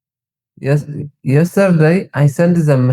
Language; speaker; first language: English; non-native, learner; Tigrinya